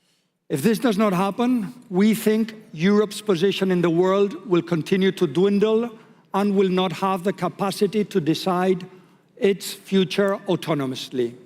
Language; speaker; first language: English; non-native, fluent; Spanish